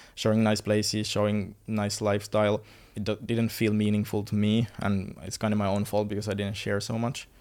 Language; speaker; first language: English; non-native, fluent; Finnish